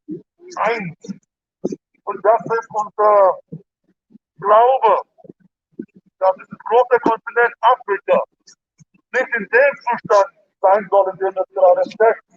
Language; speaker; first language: German; non-native, fluent; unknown